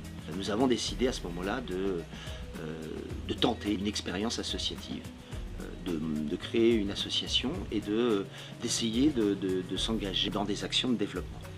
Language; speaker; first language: French; native; French